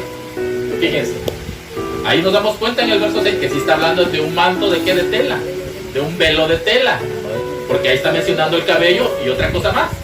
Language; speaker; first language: Spanish; native; Spanish